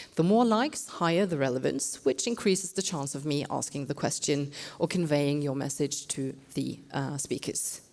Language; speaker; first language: English; non-native, fluent; Norwegian